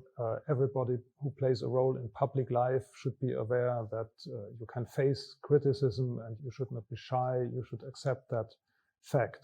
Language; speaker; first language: English; non-native, fluent; German